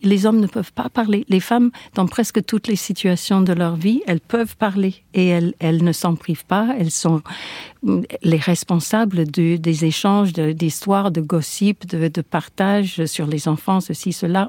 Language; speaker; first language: French; non-native, fluent; English